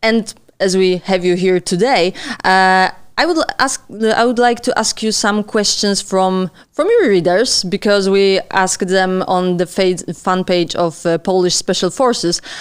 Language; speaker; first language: English; non-native, fluent; Polish